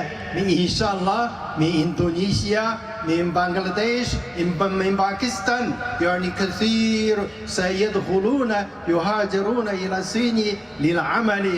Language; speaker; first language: Arabic; non-native, fluent; Chinese